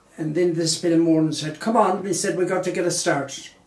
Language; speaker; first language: English; native; English